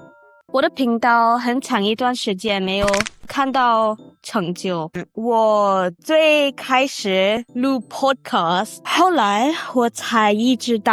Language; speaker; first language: Chinese; non-native, learner; English